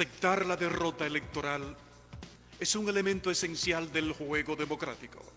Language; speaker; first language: Spanish; native; Spanish